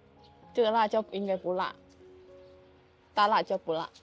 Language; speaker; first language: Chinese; non-native, learner; Indonesian